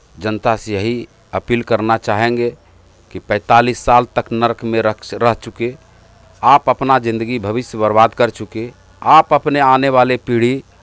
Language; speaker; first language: Hindi; native; Hindi